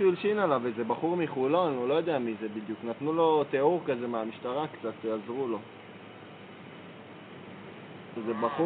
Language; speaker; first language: Hebrew; native; Hebrew